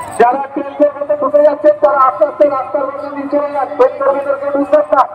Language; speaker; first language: Bangla; native; Bangla